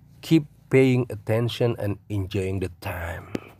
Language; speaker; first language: English; non-native, fluent; Indonesian